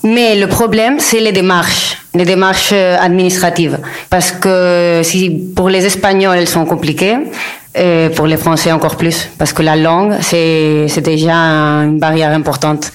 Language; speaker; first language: French; non-native, local second language; Spanish